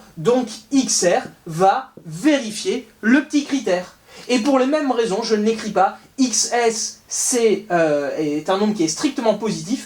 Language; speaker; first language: French; native; French